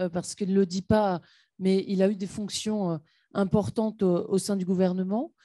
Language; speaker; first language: French; native; French